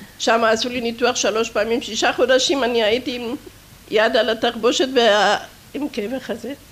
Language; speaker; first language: Hebrew; non-native, fluent; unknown